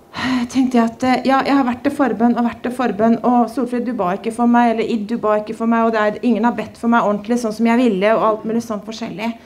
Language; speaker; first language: Norwegian; native; Norwegian